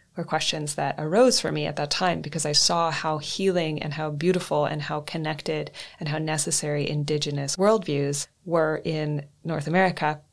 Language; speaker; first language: English; native; English